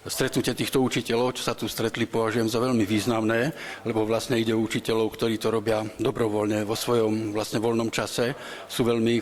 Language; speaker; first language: Slovak; native; Slovak